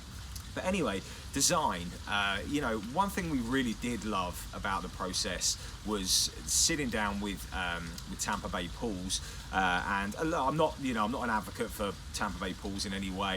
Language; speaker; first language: English; native; English